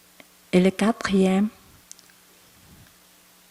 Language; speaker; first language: French; non-native, learner; Vietnamese